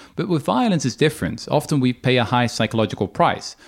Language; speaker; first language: English; non-native, fluent; Dutch